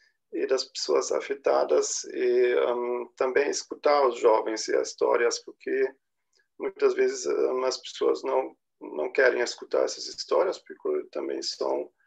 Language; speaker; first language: Portuguese; non-native, fluent; German